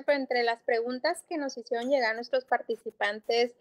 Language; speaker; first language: Spanish; native; Spanish